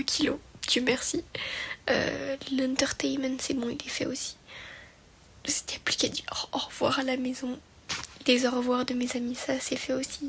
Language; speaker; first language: French; native; French